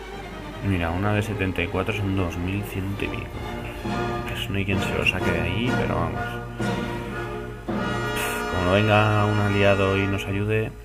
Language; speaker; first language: Spanish; native; Spanish